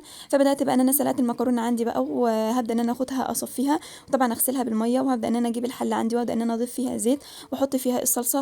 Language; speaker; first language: Arabic; native; Arabic